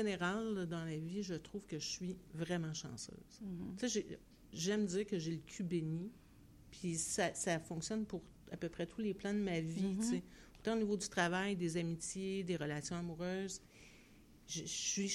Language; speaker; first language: French; native; French